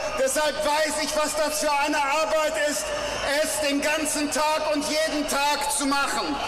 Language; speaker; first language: German; native; German